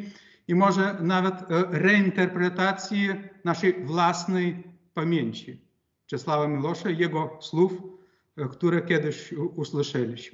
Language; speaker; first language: Polish; non-native, fluent; Lithuanian